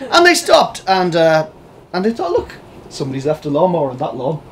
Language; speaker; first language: English; native; English